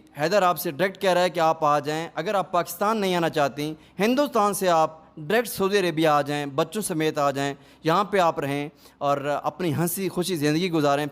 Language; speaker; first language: Urdu; non-native, local second language; Punjabi